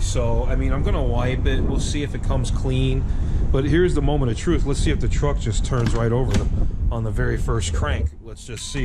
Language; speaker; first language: English; native; English